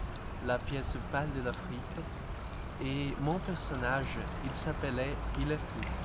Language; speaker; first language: French; non-native, fluent; Portuguese